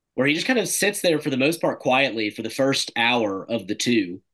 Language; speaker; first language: English; native; English